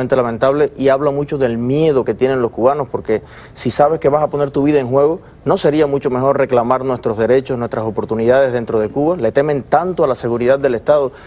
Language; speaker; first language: Spanish; native; Spanish